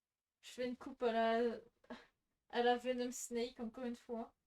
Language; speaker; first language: French; native; French